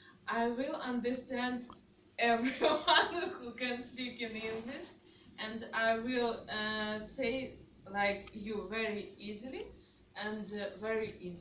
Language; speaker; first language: English; non-native, learner; Russian